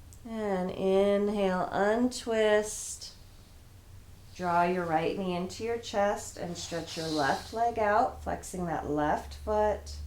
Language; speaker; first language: English; native; English